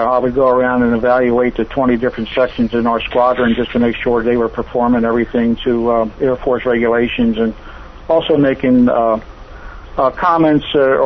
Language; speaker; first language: English; native; English